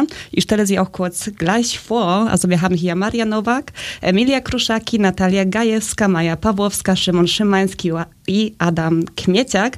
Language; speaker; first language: German; early bilingual, other home language; Polish